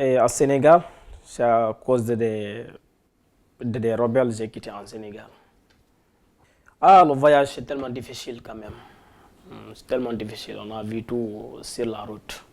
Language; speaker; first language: French; non-native, learner; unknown